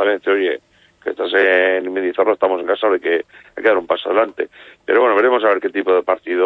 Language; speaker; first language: Spanish; native; Spanish